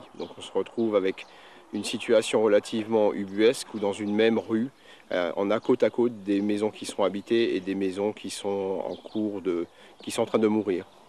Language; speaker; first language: French; native; French